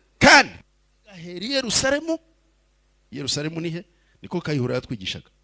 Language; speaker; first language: Kinyarwanda; early bilingual, heritage; Kinyarwanda